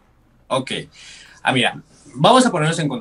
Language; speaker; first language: Spanish; native; Spanish